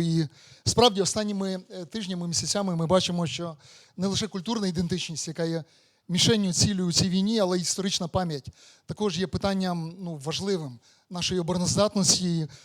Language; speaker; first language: Ukrainian; native; Ukrainian